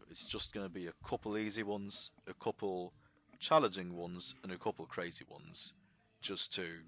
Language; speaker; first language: English; non-native, fluent; German